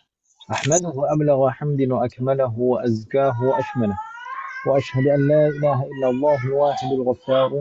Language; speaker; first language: Arabic; non-native, fluent; Indonesian